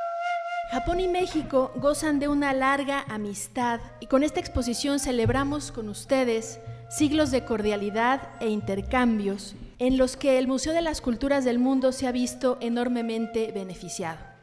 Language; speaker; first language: Spanish; native; Spanish